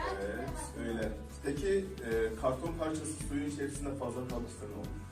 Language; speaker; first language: Turkish; native; Turkish